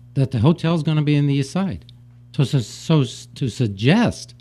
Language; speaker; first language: English; native; English